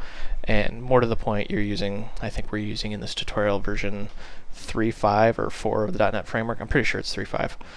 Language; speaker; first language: English; native; English